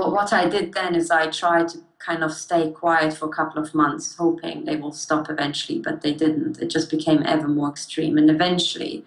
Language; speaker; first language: English; early bilingual, other home language; German